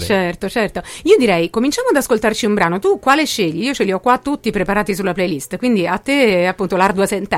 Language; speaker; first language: Italian; native; Italian